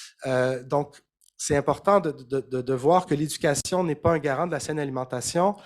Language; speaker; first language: French; native; French